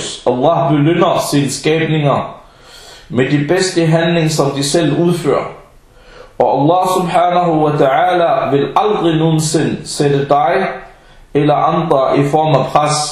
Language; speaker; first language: Danish; early bilingual, other home language; Arabic